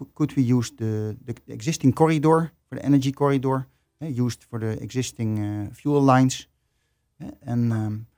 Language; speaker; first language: English; non-native, fluent; Dutch